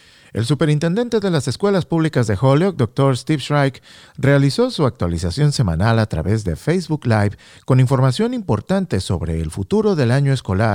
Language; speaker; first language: Spanish; native; Spanish